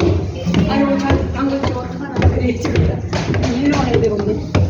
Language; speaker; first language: Korean; native; Korean